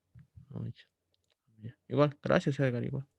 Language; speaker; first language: Spanish; native; Spanish